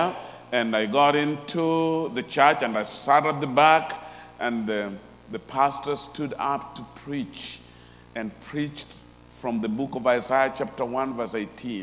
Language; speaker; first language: English; non-native, local second language; Luo (Kenya and Tanzania)